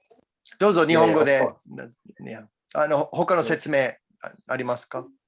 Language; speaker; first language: Japanese; non-native, learner; English